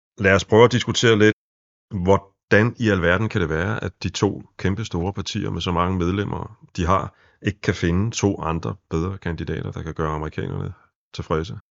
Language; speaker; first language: Danish; native; Danish